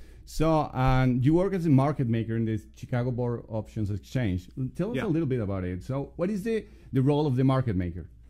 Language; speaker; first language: English; non-native, fluent; Spanish